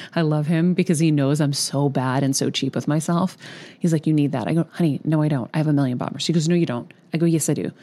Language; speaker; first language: English; early bilingual, other home language; Greek